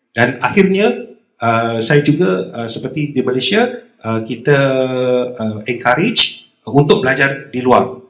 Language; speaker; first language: Malay; native; Malay